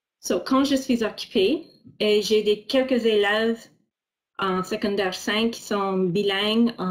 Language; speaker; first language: French; non-native, fluent; English